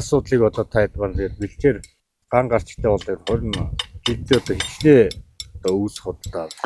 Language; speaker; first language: Mongolian; native; Mongolian